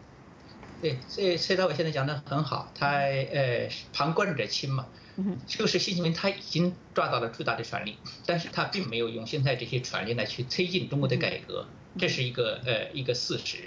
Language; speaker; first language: Chinese; native; Chinese